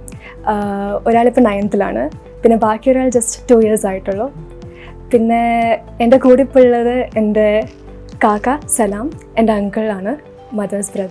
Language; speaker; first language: Malayalam; early bilingual, other home language; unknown